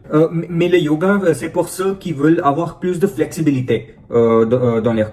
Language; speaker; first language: French; non-native, fluent; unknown